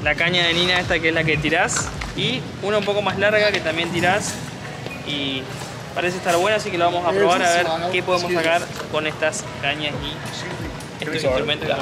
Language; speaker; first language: Spanish; native; Spanish